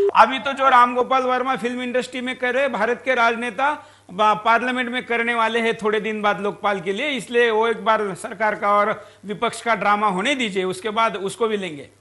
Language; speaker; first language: Hindi; non-native, local second language; Marathi